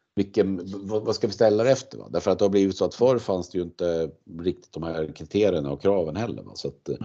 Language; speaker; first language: Swedish; native; Swedish